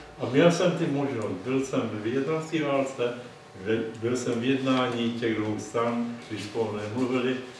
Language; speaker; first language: Czech; native; Czech